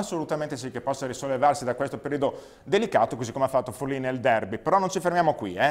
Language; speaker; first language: Italian; native; Italian